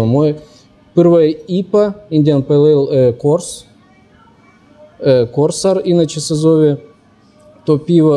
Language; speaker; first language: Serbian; non-native, fluent; Russian